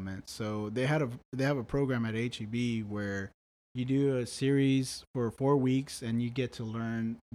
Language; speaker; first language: English; native; English